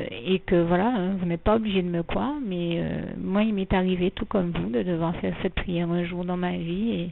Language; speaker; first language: French; native; French